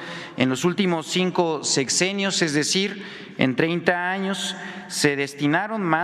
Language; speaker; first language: Spanish; native; Spanish